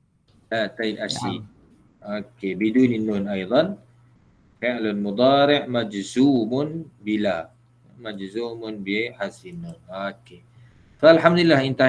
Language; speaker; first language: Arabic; non-native, fluent; Malay